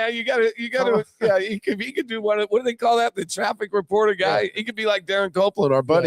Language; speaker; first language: English; native; English